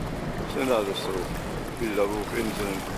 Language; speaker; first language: German; native; German